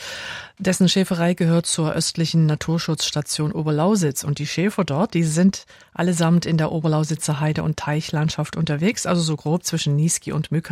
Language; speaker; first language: German; native; German